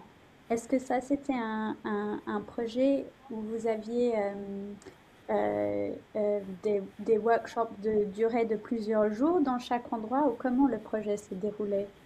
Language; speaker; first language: French; non-native, fluent; English